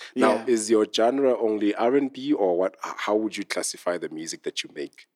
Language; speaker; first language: English; non-native, local second language; Southern Sotho